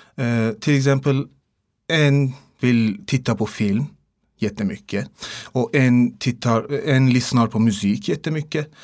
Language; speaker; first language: Swedish; non-native, learner; Persian